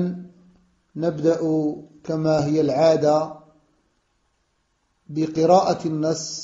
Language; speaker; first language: Arabic; non-native, fluent; French